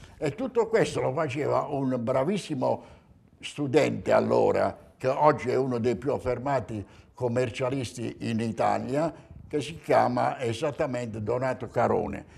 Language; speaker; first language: Italian; native; Italian